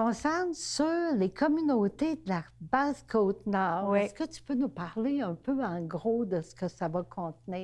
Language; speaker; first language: French; native; French